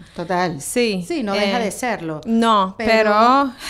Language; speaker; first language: Spanish; non-native, fluent; English